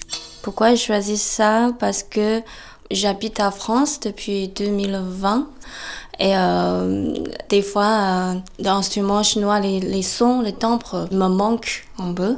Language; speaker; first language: French; non-native, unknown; Chinese